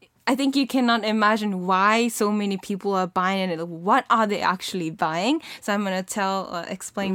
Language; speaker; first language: English; early bilingual, other home language; Japanese